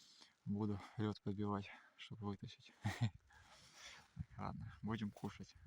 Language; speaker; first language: Russian; native; Russian